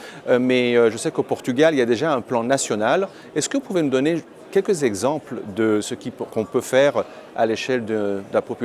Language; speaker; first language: French; native; French